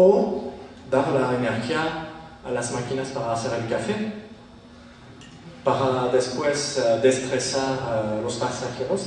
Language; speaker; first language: Spanish; non-native, fluent; French